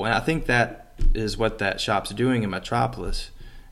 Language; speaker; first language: English; native; English